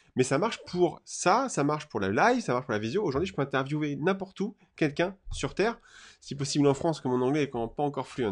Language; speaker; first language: French; native; French